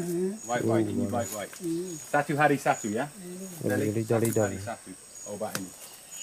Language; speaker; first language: Indonesian; non-native, learner; English